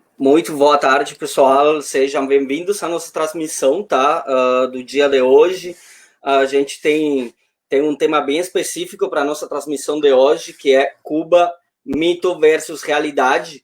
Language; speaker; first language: Portuguese; non-native, fluent; Spanish